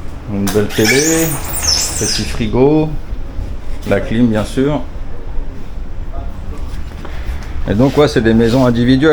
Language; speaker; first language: French; native; French